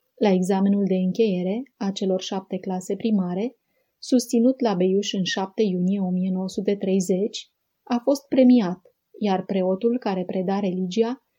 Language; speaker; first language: Romanian; native; Romanian